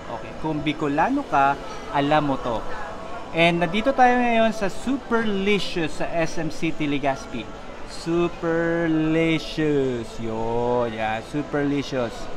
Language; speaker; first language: Filipino; non-native, local second language; Bikol